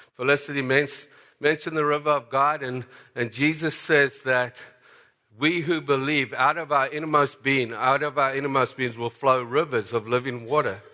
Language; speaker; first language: English; native; English